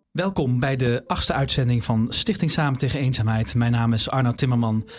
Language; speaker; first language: Dutch; native; Dutch